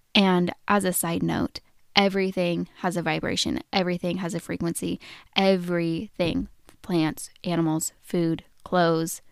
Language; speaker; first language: English; native; English